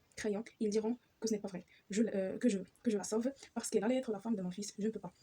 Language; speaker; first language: French; non-native, local second language; Arabic